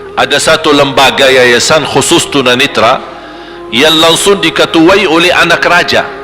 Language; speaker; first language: Malay; non-native, fluent; Arabic